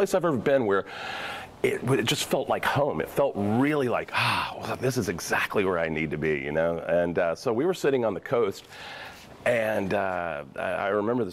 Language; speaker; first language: English; native; English